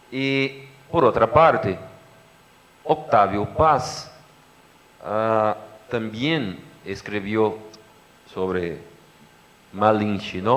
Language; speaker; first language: Spanish; non-native, fluent; Portuguese